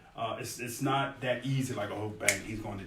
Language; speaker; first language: English; native; English